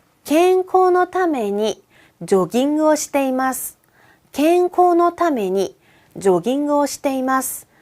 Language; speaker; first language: Japanese; non-native, fluent; Korean